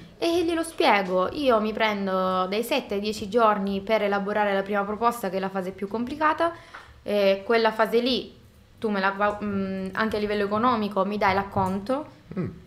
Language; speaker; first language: Italian; native; Italian